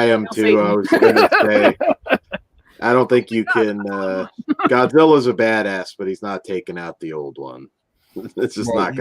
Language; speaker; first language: English; native; English